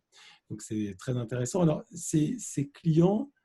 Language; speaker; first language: French; native; French